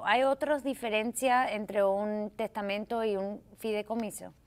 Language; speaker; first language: Spanish; early bilingual, heritage; Spanish